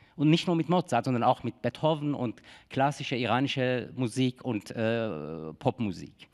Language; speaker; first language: German; non-native, fluent; Persian